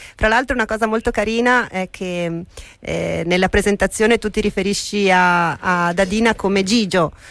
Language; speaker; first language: Italian; native; Italian